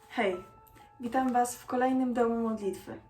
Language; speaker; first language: Polish; native; Polish